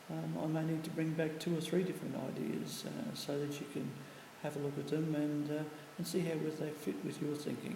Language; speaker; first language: English; native; English